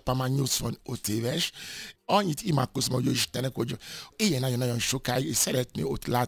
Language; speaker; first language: Hungarian; non-native, fluent; Yoruba